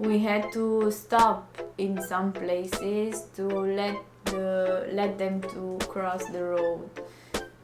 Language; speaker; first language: English; non-native, learner; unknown